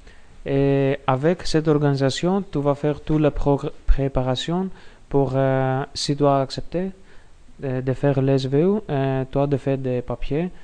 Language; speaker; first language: French; non-native, learner; Greek